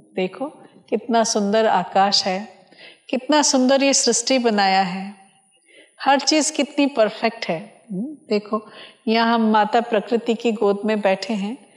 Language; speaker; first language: Hindi; non-native, local second language; Odia